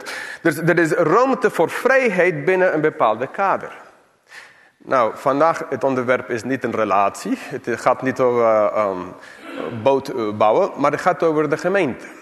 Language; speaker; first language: Dutch; non-native, fluent; English